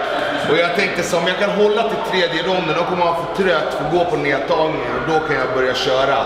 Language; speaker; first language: Swedish; native; Swedish